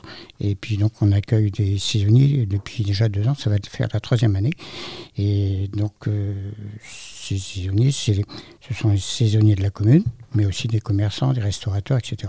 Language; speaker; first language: French; native; French